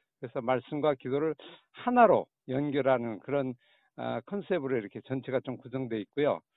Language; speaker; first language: Korean; native; Korean